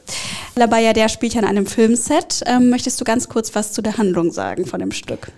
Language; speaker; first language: German; native; German